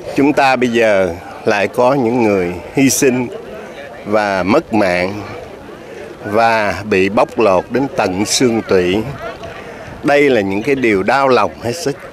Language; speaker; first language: Vietnamese; native; Vietnamese